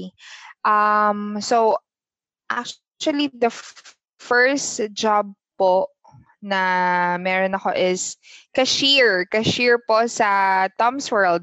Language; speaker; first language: English; non-native, local second language; Filipino